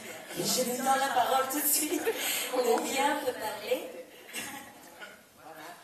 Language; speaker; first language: French; non-native, fluent; Italian